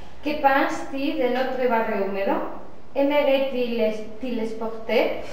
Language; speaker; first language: French; non-native, learner; Spanish